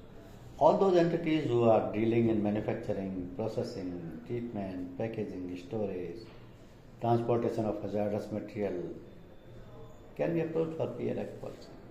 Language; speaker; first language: English; non-native, local second language; Hindi